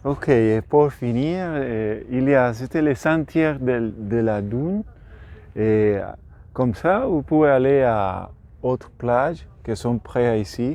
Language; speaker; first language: French; non-native, learner; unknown